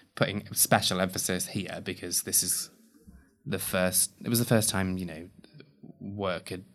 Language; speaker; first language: English; native; English